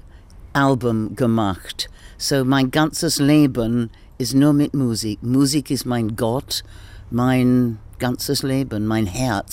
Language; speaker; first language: German; non-native, learner; English